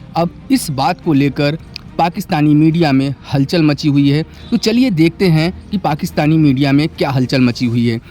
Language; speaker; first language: Hindi; native; Hindi